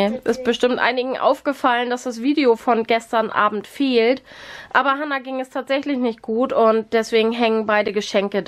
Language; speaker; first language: German; native; German